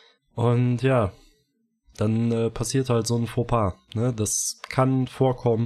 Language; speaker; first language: German; native; German